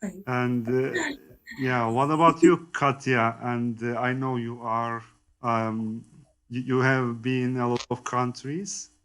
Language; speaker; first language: English; non-native, learner; Turkish